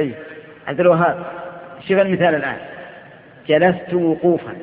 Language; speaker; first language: Arabic; native; Arabic